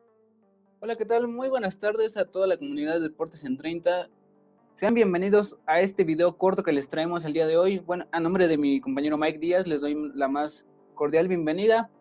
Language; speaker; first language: Spanish; native; Spanish